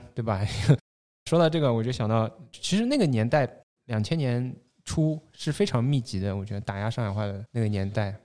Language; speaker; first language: Chinese; non-native, local second language; Wu Chinese